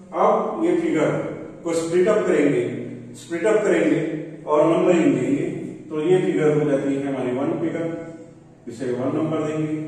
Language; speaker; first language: Hindi; non-native, local second language; Marathi